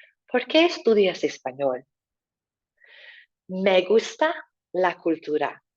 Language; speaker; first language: Spanish; non-native, fluent; English